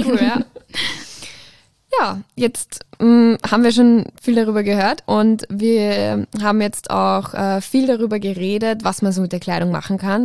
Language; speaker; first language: German; native; German